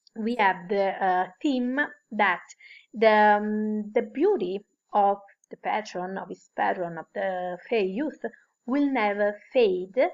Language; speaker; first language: English; non-native, fluent; Italian